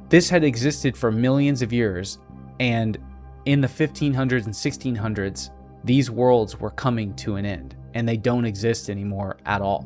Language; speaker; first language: English; native; English